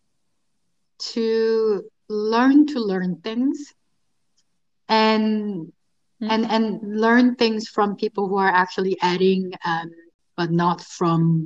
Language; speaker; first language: English; non-native, fluent; Korean